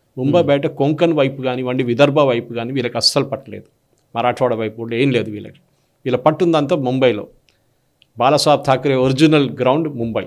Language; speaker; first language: Telugu; non-native, local second language; Malayalam